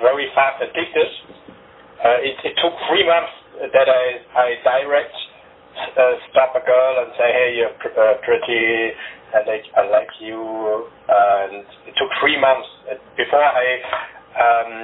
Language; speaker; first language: English; non-native, learner; German